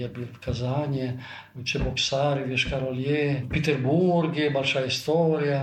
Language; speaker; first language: Russian; non-native, fluent; Italian